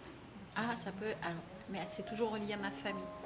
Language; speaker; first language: French; native; French